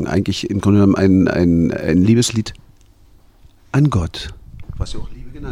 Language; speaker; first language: German; native; German